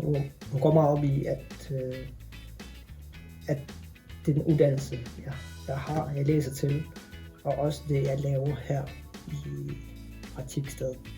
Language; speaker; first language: Danish; non-native, local second language; Kalaallisut